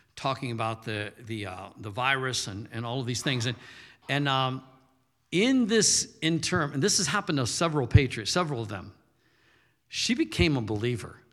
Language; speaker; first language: English; early bilingual, other home language; German